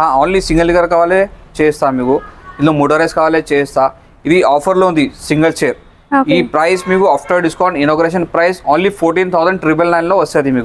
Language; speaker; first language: Telugu; non-native, local second language; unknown